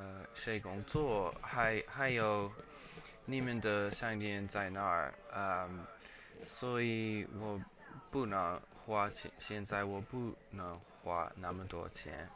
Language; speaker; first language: Chinese; non-native, learner; English